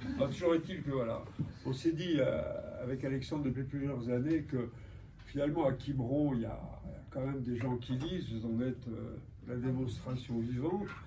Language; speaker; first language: French; native; French